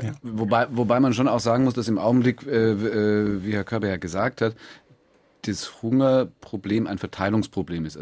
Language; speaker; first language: German; native; German